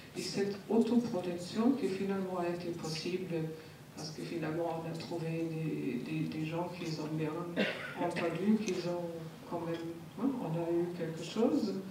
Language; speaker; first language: French; non-native, fluent; German